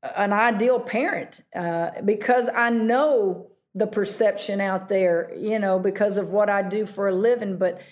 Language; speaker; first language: English; native; English